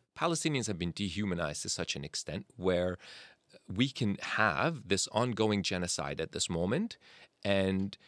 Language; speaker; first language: English; early bilingual, other home language; Arabic